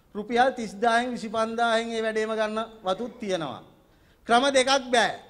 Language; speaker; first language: Sinhala; native; Sinhala